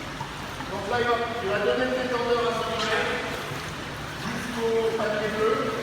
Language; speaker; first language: French; native; French